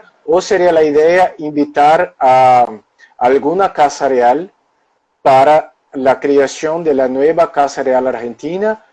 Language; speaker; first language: Spanish; non-native, local second language; Portuguese